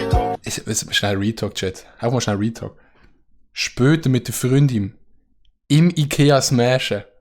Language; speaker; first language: German; native; German